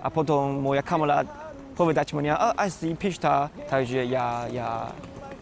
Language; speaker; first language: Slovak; non-native, learner; Chinese